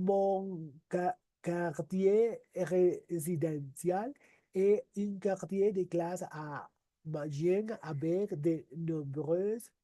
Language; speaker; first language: French; non-native, learner; Spanish